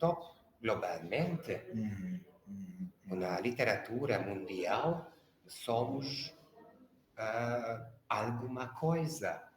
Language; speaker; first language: Portuguese; non-native, learner; Hungarian